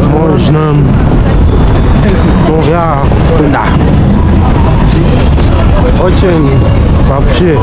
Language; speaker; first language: Russian; non-native, fluent; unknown